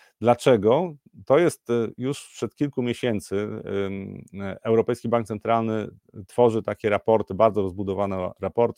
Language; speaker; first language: Polish; native; Polish